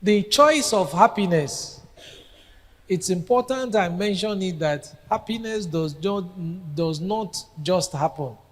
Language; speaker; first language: English; non-native, local second language; Yoruba